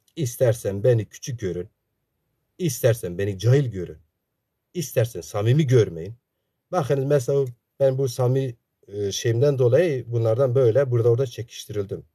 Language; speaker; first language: Turkish; non-native, local second language; Zaza